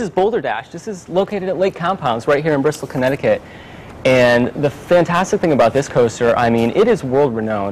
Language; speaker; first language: English; native; English